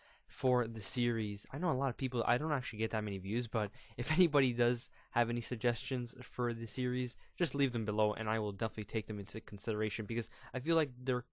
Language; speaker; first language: English; native; English